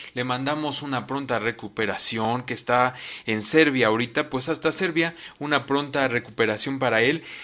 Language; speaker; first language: Spanish; native; Spanish